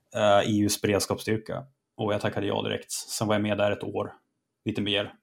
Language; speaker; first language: Swedish; native; Swedish